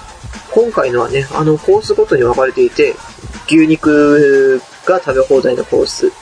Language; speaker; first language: Japanese; native; Japanese